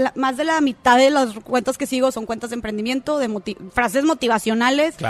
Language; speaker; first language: Spanish; native; Spanish